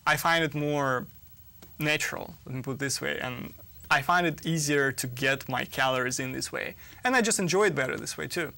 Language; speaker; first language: English; non-native, fluent; Russian